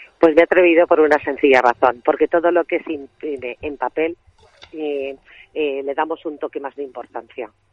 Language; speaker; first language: Spanish; native; Spanish